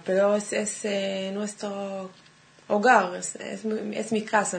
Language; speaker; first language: Spanish; non-native, fluent; Hebrew